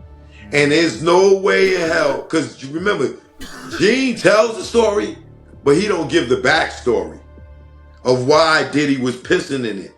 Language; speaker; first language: English; native; English